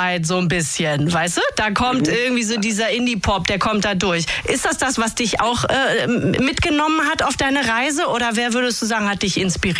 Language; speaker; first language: German; native; German